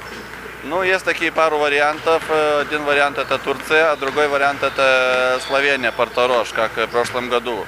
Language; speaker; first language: Russian; non-native, fluent; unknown